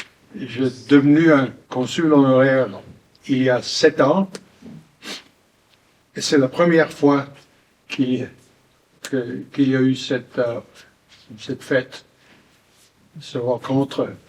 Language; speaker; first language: French; non-native, fluent; German